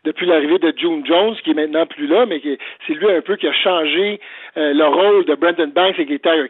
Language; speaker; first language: French; native; French